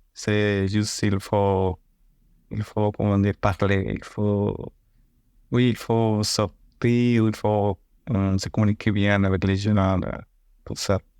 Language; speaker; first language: French; non-native, learner; Spanish